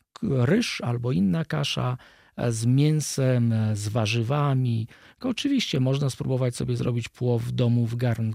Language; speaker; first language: Polish; native; Polish